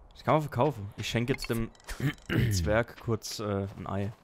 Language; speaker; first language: German; native; German